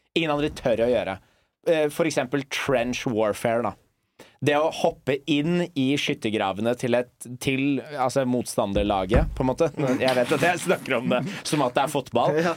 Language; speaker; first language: Norwegian; early bilingual, other home language; English